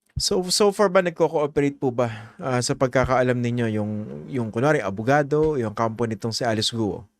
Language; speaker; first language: Filipino; native; Filipino